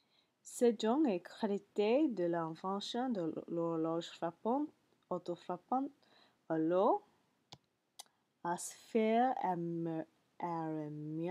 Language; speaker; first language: French; non-native, learner; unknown